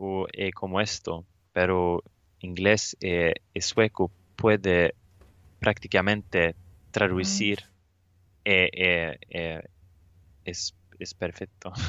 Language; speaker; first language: Spanish; non-native, learner; Swedish